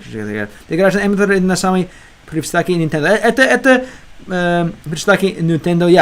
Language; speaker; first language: Russian; non-native, learner; English